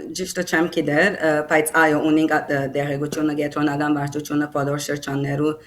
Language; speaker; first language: Armenian; early bilingual, heritage; Armenian